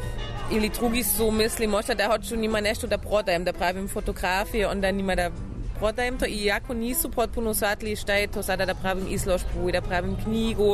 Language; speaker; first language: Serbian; non-native, learner; German